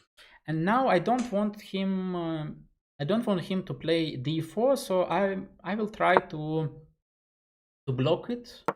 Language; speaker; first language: English; non-native, fluent; Russian